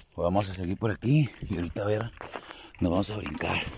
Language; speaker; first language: Spanish; native; Spanish